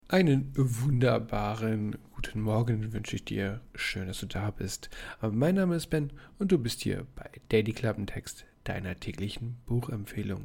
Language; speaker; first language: German; native; German